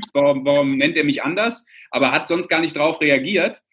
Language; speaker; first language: German; non-native, fluent; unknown